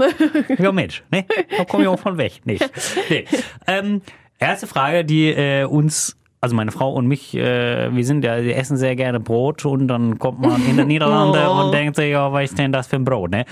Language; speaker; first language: German; native; German